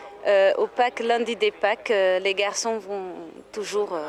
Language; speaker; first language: French; non-native, fluent; Hungarian